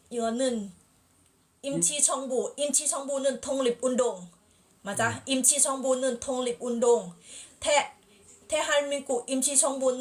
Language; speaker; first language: Korean; non-native, learner; Thai